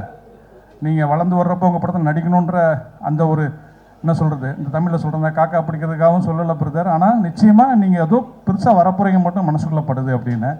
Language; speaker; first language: Tamil; native; Tamil